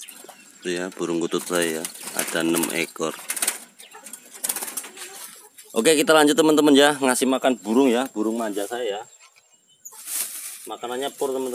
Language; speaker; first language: Malay; native; Malay